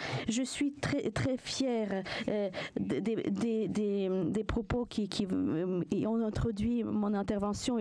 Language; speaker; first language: French; non-native, fluent; Ukrainian